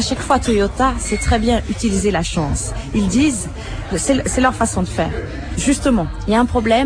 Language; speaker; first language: French; native; French